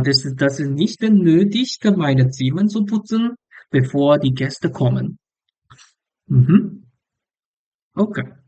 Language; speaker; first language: German; non-native, learner; English